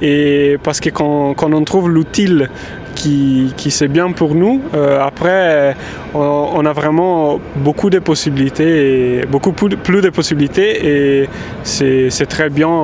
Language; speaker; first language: French; non-native, fluent; Italian